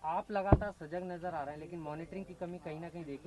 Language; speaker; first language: Hindi; native; Hindi